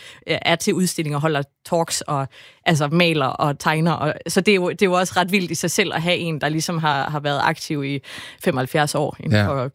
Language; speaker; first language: Danish; native; Danish